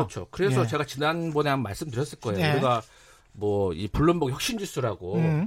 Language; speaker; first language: Korean; native; Korean